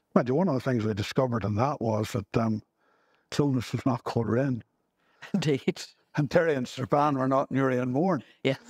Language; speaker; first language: English; native; English